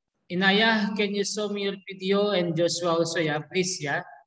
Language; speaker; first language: English; non-native, learner; Indonesian